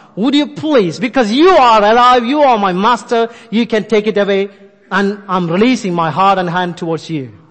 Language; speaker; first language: English; non-native, local second language; Malayalam